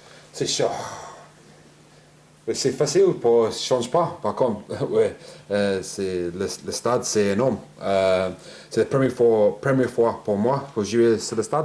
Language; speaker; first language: French; non-native, learner; English